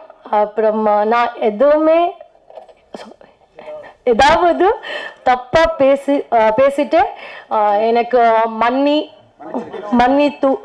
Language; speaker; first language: Tamil; non-native, learner; Kannada